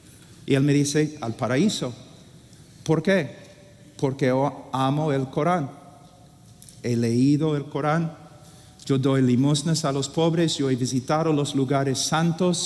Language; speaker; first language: Spanish; non-native, fluent; English